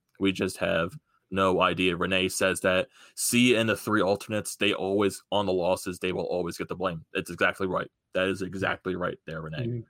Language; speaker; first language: English; native; English